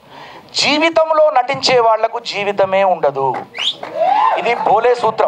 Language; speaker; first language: Telugu; native; Telugu